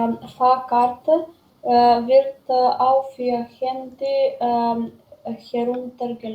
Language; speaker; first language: German; non-native, learner; Macedonian